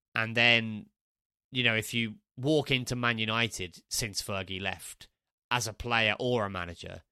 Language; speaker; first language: English; native; English